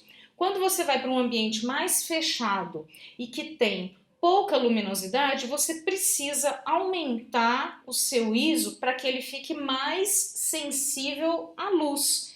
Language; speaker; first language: Portuguese; native; Portuguese